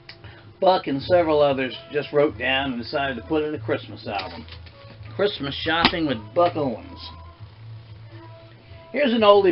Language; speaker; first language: English; native; English